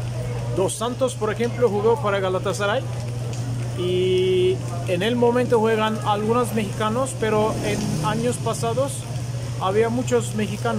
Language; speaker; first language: Spanish; non-native, fluent; Turkish